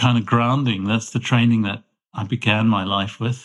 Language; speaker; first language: English; native; English